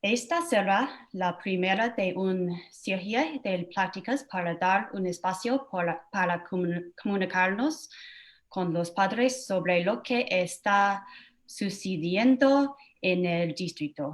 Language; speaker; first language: Spanish; non-native, fluent; English